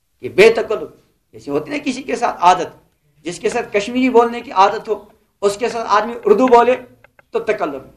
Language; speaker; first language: Urdu; non-native, local second language; Kashmiri